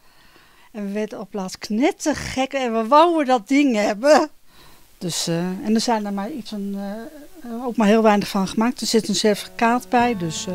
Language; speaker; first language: Dutch; native; Dutch